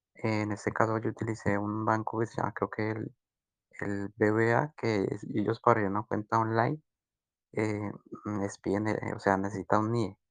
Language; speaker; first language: Spanish; native; Spanish